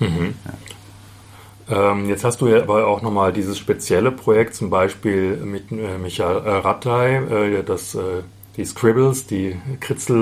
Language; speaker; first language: German; native; German